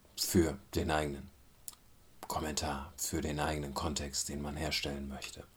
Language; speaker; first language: German; early bilingual, other home language; Turkish